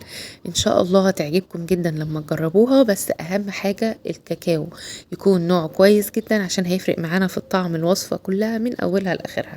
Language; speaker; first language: Arabic; native; Arabic